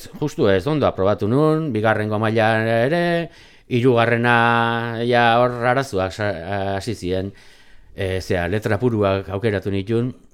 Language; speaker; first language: Basque; non-native, local second language; Spanish